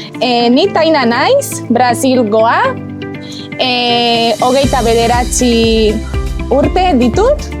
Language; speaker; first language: Basque; non-native, learner; Portuguese